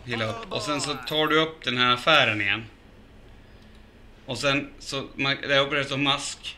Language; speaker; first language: Swedish; native; Swedish